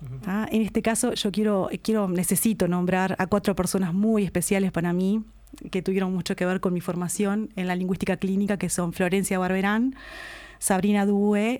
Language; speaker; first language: Spanish; native; Spanish